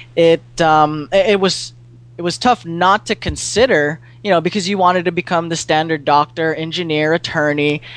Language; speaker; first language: English; non-native, local second language; Filipino